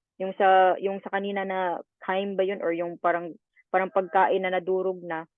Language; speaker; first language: Filipino; native; Filipino